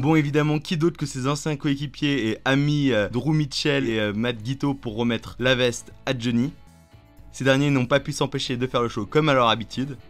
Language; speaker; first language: French; native; French